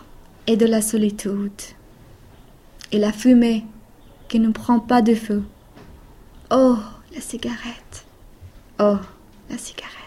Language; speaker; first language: French; non-native, fluent; Persian